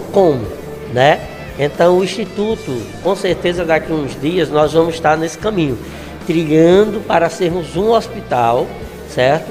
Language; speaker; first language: Portuguese; native; Portuguese